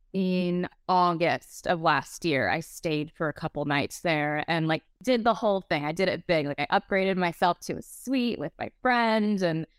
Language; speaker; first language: English; native; English